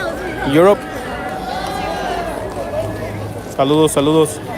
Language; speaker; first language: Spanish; early bilingual, heritage; Spanish